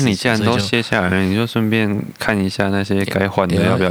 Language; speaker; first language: Chinese; native; Chinese